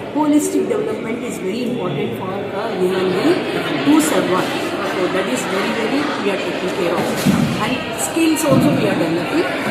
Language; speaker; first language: English; non-native, local second language; Telugu